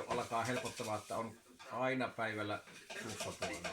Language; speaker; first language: Finnish; native; Finnish